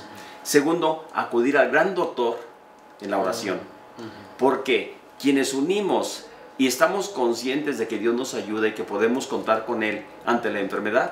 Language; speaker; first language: Spanish; native; Spanish